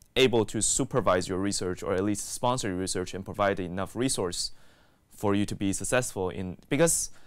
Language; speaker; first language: English; native; English